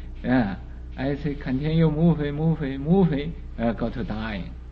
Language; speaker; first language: English; non-native, learner; Chinese